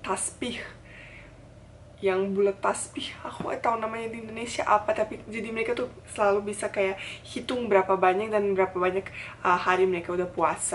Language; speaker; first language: Indonesian; non-native, fluent; Bosnian